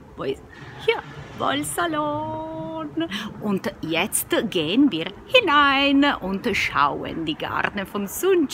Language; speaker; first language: German; non-native, learner; Italian